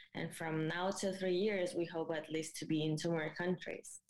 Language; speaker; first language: English; non-native, fluent; Spanish